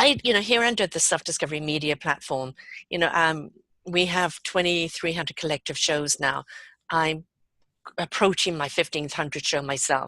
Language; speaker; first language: English; native; English